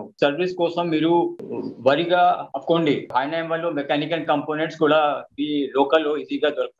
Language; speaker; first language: Telugu; non-native, local second language; Hindi